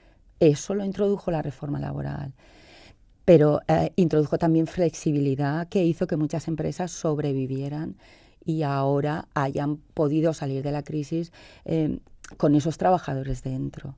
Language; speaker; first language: Spanish; native; Spanish